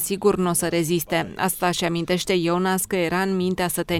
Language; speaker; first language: Romanian; native; Romanian